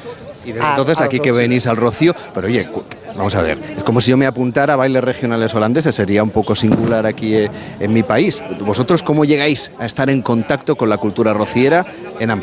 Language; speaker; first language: Spanish; native; Spanish